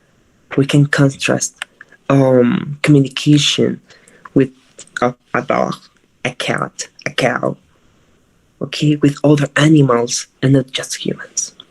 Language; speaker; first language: English; non-native, fluent; Spanish